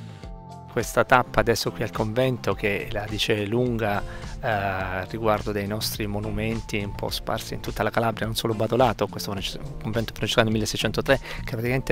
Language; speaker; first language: Italian; native; Italian